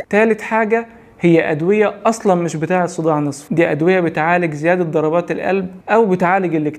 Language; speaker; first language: Arabic; native; Arabic